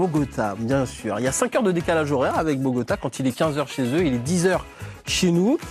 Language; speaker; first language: French; native; French